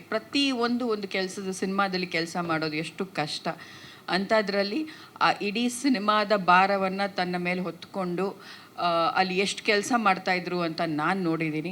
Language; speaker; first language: Kannada; native; Kannada